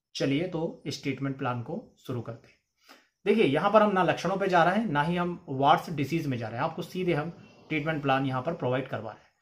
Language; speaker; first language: Hindi; native; Hindi